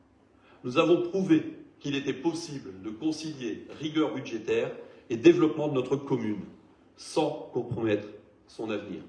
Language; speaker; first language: French; native; French